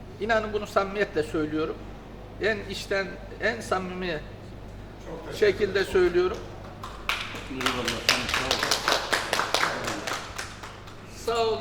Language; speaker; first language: Turkish; native; Turkish